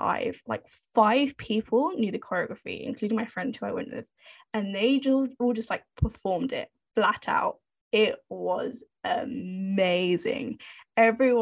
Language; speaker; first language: English; native; English